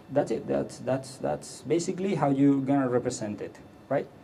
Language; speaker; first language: English; non-native, fluent; Catalan